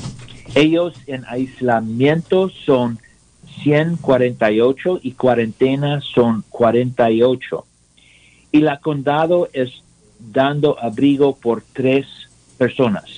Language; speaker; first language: Spanish; non-native, learner; English